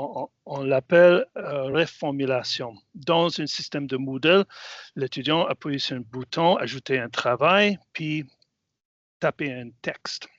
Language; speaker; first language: French; non-native, fluent; English